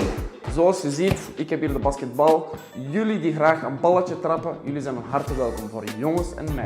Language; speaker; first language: Dutch; non-native, fluent; Portuguese